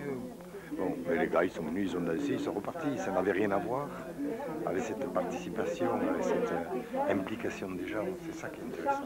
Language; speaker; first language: French; native; French